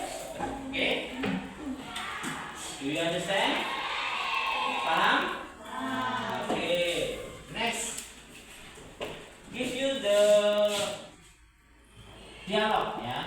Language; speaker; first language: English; non-native, learner; Indonesian